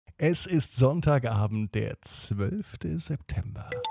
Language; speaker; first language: German; native; German